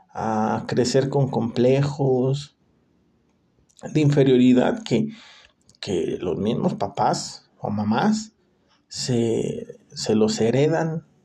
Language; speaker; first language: Spanish; native; Spanish